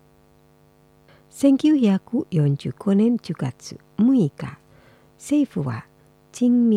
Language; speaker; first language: Japanese; non-native, fluent; Indonesian